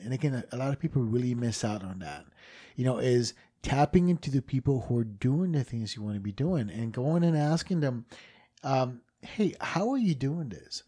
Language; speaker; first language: English; early bilingual, other home language; Spanish